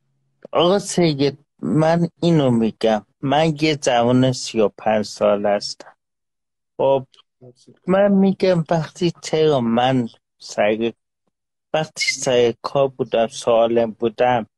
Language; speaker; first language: Persian; non-native, local second language; Azerbaijani